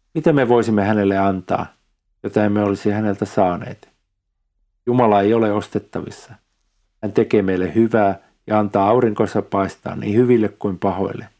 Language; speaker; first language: Finnish; native; Finnish